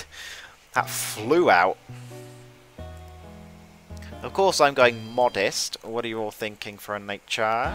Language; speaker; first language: English; native; English